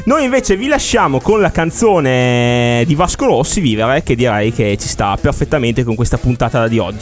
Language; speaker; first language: Italian; native; Italian